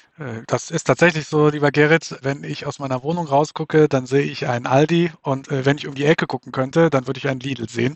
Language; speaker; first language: German; native; German